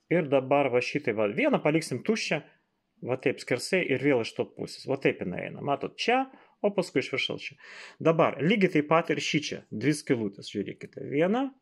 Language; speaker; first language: Lithuanian; non-native, local second language; Russian